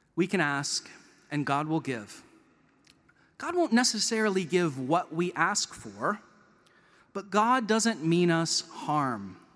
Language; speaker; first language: English; native; English